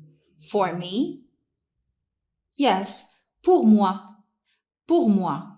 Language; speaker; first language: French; non-native, local second language; Arabic